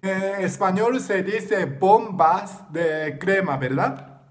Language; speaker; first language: Spanish; non-native, learner; Japanese